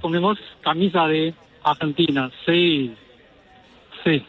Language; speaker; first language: Spanish; non-native, learner; Chinese